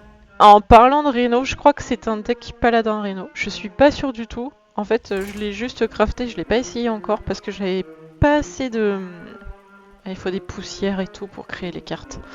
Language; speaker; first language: French; native; French